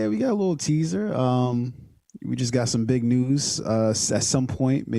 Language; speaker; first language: English; native; English